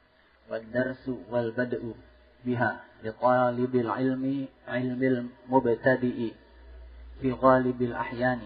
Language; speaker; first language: Arabic; non-native, fluent; Indonesian